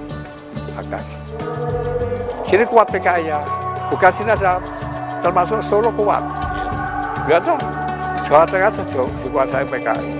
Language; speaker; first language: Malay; non-native, local second language; Javanese